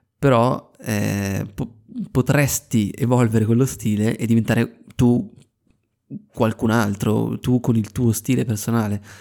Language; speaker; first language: Italian; native; Italian